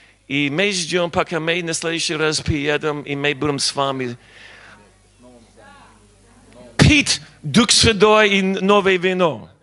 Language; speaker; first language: Russian; non-native, learner; English